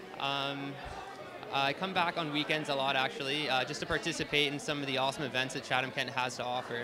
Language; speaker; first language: English; native; English